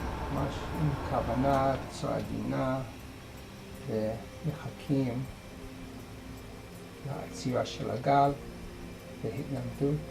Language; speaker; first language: Hebrew; non-native, fluent; English